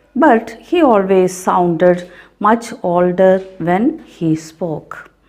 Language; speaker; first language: English; non-native, local second language; Malayalam